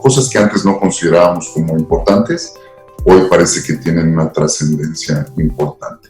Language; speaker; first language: Spanish; native; Spanish